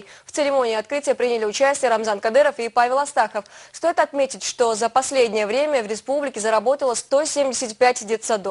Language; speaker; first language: Russian; native; Russian